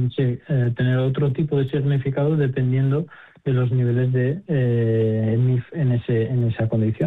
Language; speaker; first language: Spanish; native; Spanish